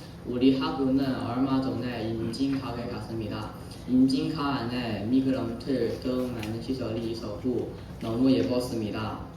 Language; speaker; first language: Korean; non-native, learner; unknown